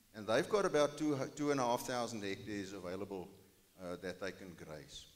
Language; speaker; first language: English; non-native, local second language; Afrikaans